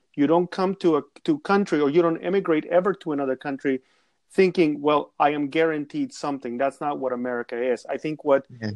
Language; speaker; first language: English; non-native, fluent; Spanish